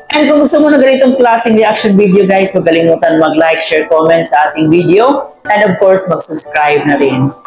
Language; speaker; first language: Filipino; non-native, local second language; Cebuano